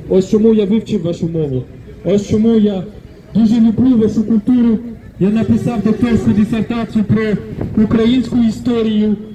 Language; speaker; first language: Ukrainian; non-native, fluent; French